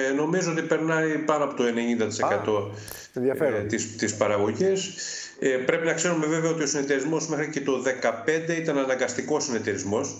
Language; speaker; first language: Greek; native; Greek